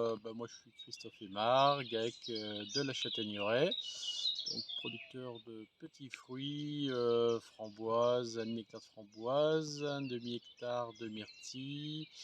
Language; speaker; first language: French; native; French